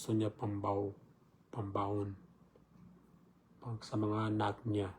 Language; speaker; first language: Filipino; non-native, learner; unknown